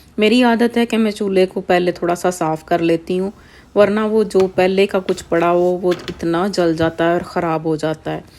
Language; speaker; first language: Urdu; non-native, local second language; Punjabi